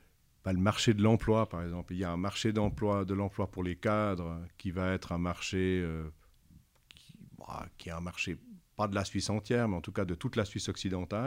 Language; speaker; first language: French; native; French